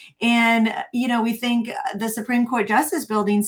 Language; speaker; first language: English; native; English